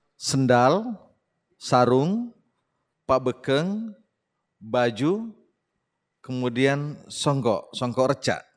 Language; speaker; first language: Indonesian; non-native, local second language; Buginese